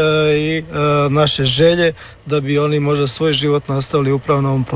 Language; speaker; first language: Serbian; native; Serbian